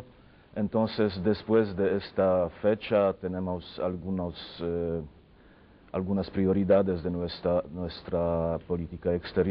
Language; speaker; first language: Spanish; non-native, fluent; Polish